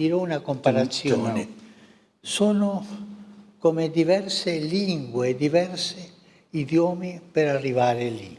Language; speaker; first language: Italian; non-native, fluent; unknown